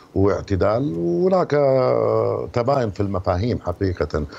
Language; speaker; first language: Arabic; native; Arabic